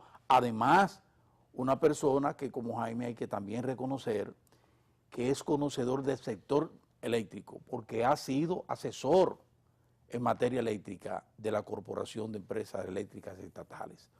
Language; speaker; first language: Spanish; native; Spanish